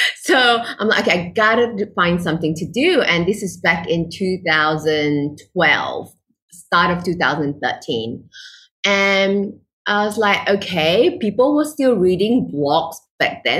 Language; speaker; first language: English; non-native, local second language; Chinese